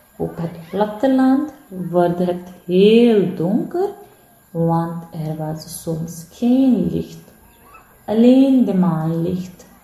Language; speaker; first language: Dutch; non-native, learner; Hindi